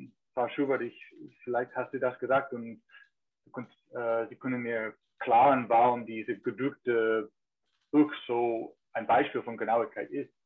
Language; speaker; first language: German; non-native, fluent; English